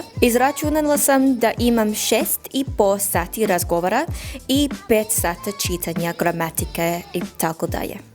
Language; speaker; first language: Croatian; non-native, learner; English